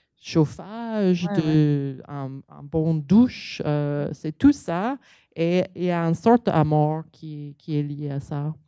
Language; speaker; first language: French; non-native, learner; English